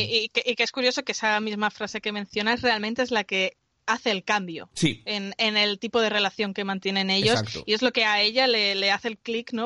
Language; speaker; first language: Spanish; native; Spanish